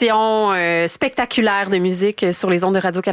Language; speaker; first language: French; native; French